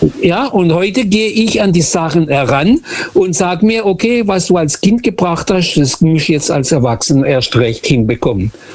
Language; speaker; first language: German; early bilingual, other home language; Portuguese